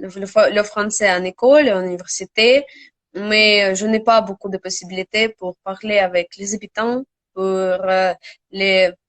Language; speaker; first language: French; non-native, learner; Russian